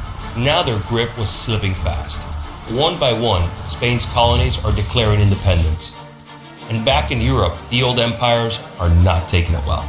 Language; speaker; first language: English; native; English